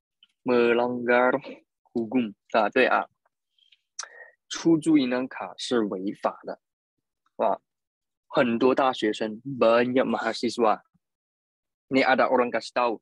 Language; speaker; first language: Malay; non-native, fluent; Chinese